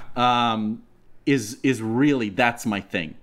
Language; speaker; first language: English; non-native, fluent; Russian